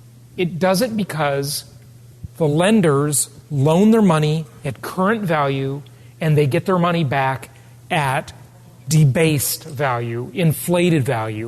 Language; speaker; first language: English; native; English